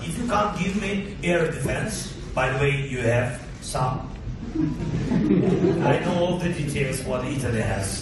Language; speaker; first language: English; non-native, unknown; Russian